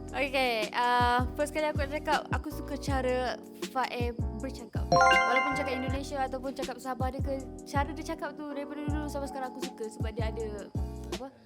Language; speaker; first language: Malay; native; Malay